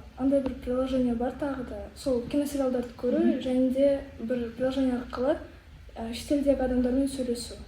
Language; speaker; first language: Kazakh; non-native, local second language; Russian